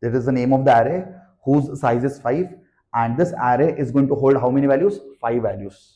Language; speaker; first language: English; non-native, local second language; Marathi